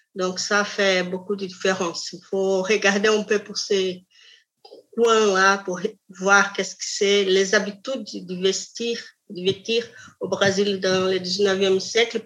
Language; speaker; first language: French; non-native, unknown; Portuguese